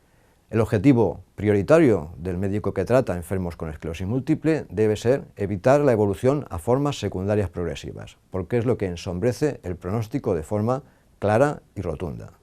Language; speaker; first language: Spanish; native; Spanish